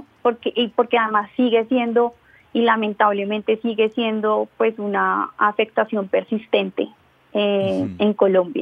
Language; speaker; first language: Spanish; native; Spanish